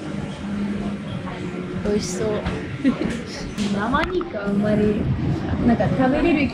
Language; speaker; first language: Japanese; non-native, fluent; Russian